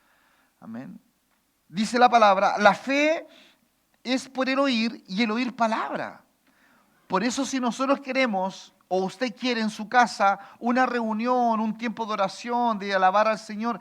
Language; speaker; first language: Spanish; native; Spanish